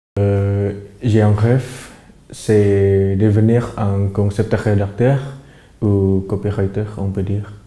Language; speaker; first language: French; non-native, learner; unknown